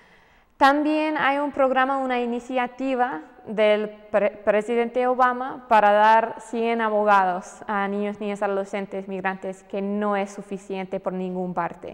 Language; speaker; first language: Spanish; non-native, fluent; English